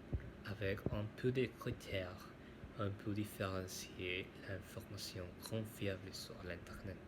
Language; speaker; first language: French; non-native, learner; Spanish